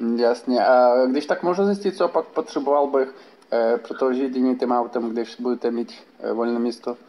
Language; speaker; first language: Czech; non-native, learner; Ukrainian